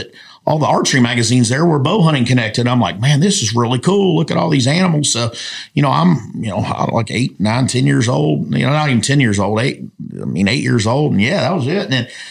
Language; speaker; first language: English; native; English